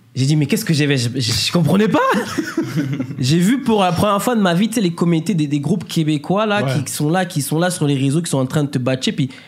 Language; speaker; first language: French; native; French